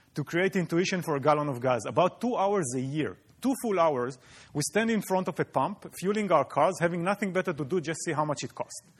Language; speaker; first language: English; non-native, fluent; Hebrew